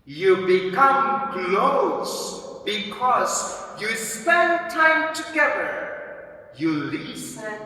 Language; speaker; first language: English; non-native, local second language; Filipino